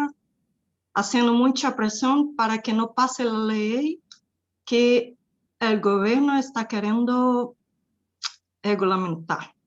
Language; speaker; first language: Spanish; non-native, fluent; Portuguese